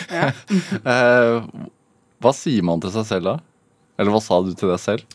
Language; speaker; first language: Norwegian; native; Norwegian